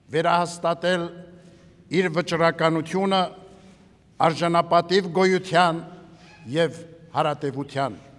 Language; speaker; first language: Armenian; native; Armenian